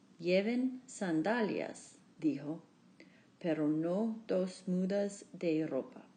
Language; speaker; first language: Spanish; non-native, learner; English